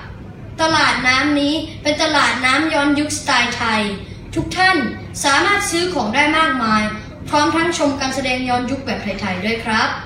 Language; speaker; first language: Thai; early bilingual, heritage; Thai